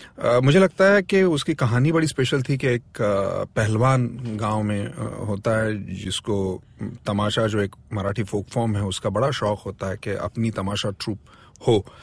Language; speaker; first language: Hindi; non-native, local second language; Marathi